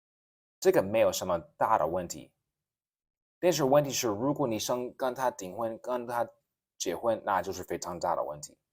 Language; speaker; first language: Chinese; non-native, fluent; English